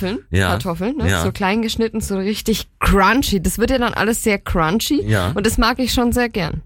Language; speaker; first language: German; native; German